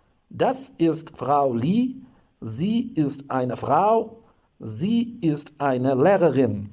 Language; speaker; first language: German; non-native, learner; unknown